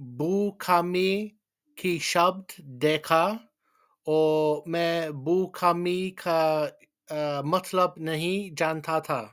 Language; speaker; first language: Hindi; non-native, learner; English